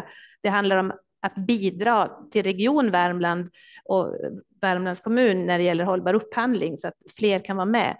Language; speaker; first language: Swedish; native; Swedish